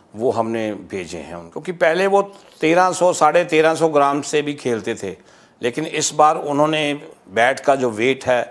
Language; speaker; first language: Hindi; non-native, local second language; Punjabi